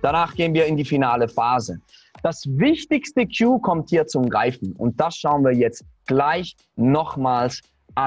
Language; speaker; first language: German; native; German